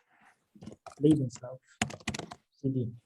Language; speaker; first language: German; non-native, fluent; Arabic